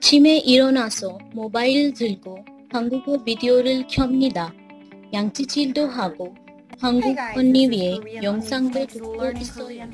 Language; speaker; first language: Korean; non-native, learner; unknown